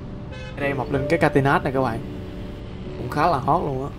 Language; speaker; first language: Vietnamese; native; Vietnamese